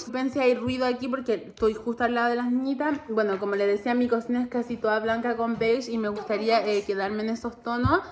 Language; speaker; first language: Spanish; native; Spanish